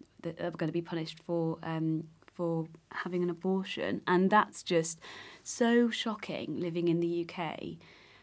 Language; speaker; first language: English; native; English